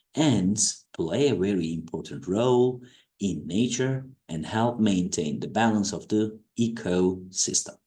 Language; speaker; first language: English; non-native, fluent; Turkish